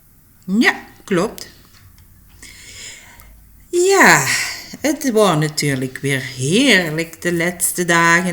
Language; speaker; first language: Dutch; native; Dutch